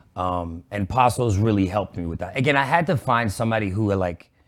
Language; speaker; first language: English; native; English